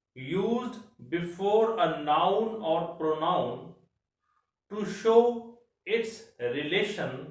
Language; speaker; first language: English; non-native, local second language; Punjabi